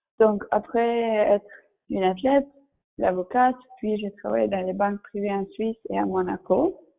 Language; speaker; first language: French; non-native, fluent; Russian